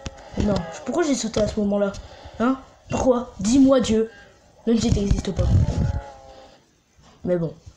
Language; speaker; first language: French; native; French